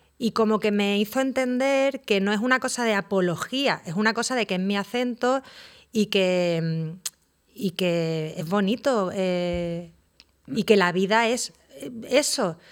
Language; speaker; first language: Spanish; native; Spanish